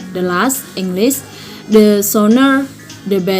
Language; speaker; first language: English; non-native, learner; Indonesian